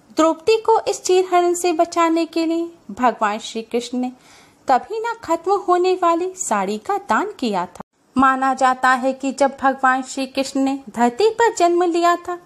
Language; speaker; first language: Hindi; native; Hindi